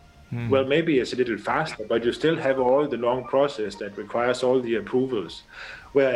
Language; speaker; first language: English; non-native, fluent; Danish